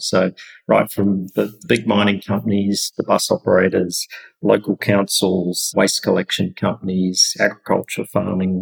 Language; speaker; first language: English; native; English